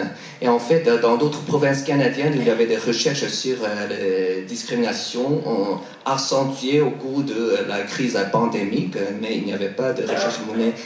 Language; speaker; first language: French; non-native, fluent; Korean